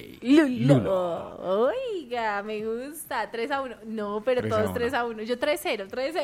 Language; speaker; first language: Spanish; native; Spanish